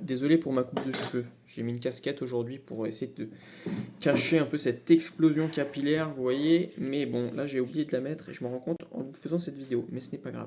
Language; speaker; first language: French; native; French